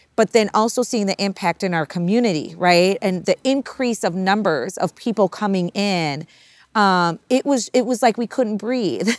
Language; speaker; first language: English; native; English